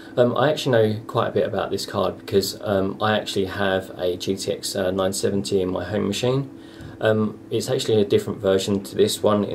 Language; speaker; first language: English; native; English